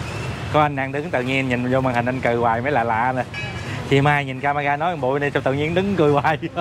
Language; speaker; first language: Vietnamese; native; Vietnamese